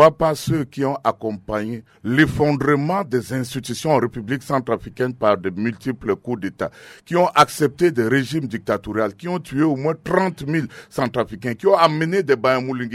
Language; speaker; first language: French; non-native, local second language; Sango